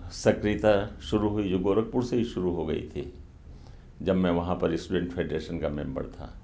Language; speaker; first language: Hindi; native; Hindi